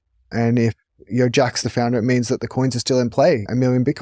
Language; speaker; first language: English; native; English